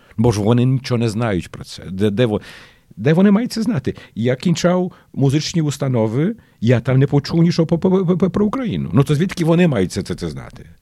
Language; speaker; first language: Ukrainian; early bilingual, heritage; Ukrainian